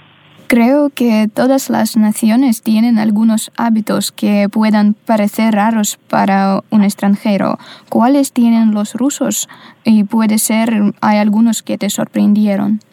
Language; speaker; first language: Spanish; non-native, fluent; Russian